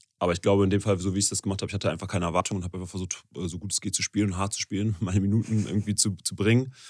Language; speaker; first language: German; native; German